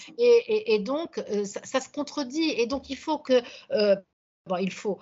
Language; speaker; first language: French; native; French